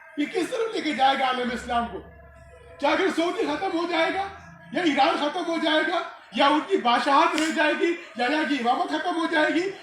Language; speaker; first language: Urdu; non-native, local second language; Pashto